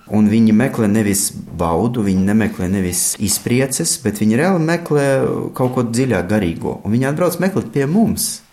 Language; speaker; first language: Latvian; non-native, fluent; Russian